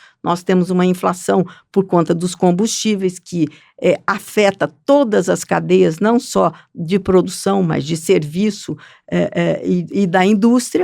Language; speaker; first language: Portuguese; native; Portuguese